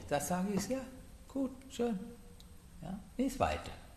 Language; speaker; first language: German; non-native, learner; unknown